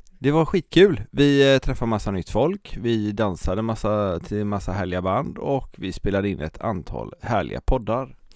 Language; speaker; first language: Swedish; native; Swedish